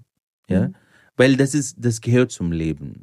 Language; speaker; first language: German; non-native, fluent; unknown